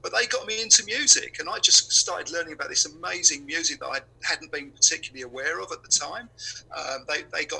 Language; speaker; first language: English; native; English